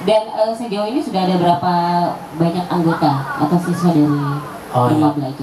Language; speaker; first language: Indonesian; native; Indonesian